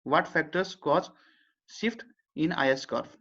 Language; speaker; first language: English; non-native, local second language; Nepali